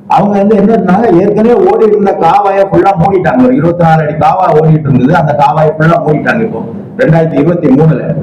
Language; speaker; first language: Tamil; native; Tamil